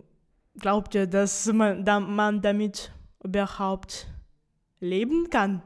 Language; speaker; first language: German; non-native, fluent; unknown